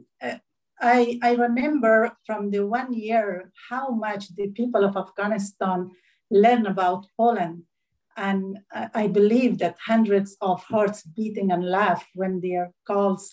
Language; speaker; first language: English; non-native, learner; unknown